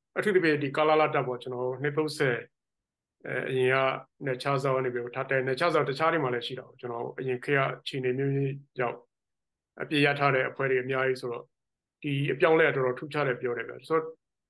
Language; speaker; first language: Burmese; native; Burmese